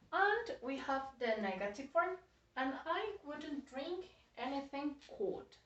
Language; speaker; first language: English; non-native, fluent; Spanish